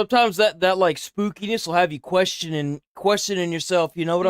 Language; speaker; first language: English; native; English